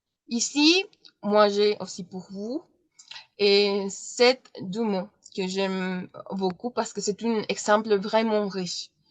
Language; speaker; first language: French; non-native, learner; Spanish